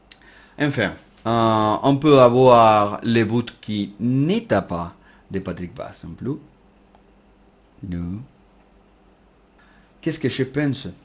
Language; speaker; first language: French; non-native, learner; Spanish